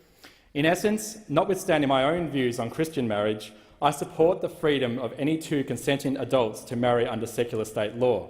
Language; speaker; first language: English; native; English